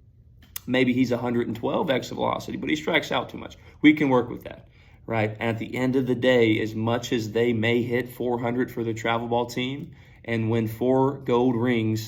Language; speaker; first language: English; native; English